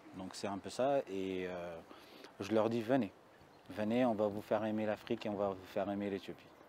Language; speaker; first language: French; early bilingual, other home language; Amharic